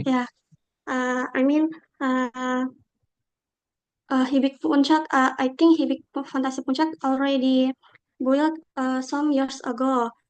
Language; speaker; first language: English; non-native, local second language; Indonesian